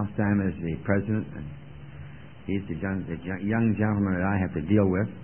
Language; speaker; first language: English; native; English